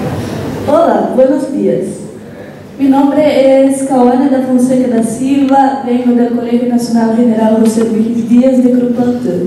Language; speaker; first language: Spanish; non-native, local second language; Portuguese